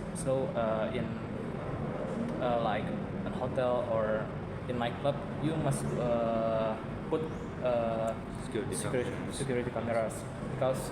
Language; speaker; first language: English; non-native, learner; Indonesian